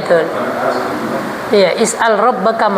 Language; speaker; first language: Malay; non-native, local second language; Javanese